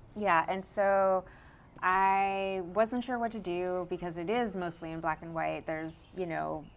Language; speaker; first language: English; native; English